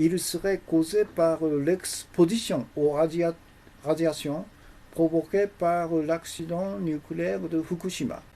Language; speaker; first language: French; non-native, learner; Japanese